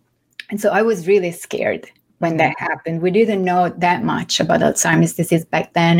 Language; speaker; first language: English; non-native, fluent; Italian